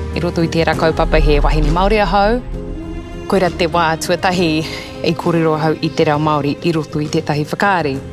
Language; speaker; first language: Māori; non-native, local second language; English